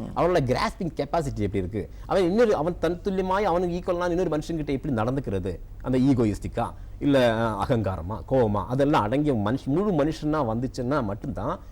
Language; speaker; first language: Tamil; non-native, local second language; Malayalam